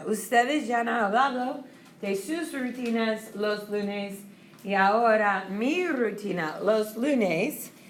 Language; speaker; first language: Spanish; non-native, fluent; English